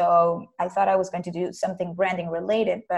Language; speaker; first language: English; non-native, fluent; Spanish